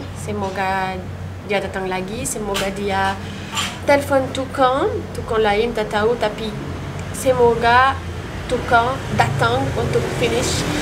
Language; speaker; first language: Indonesian; non-native, learner; French